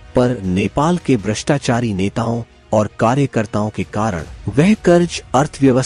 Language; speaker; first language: Hindi; non-native, local second language; Nepali